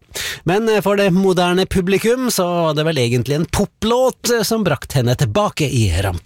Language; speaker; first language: Norwegian; native; Norwegian